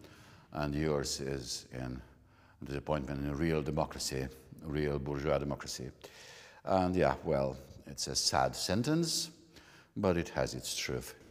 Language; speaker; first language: English; non-native, fluent; Hungarian